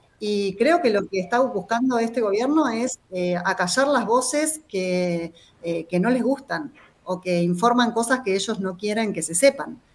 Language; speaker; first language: Spanish; native; Spanish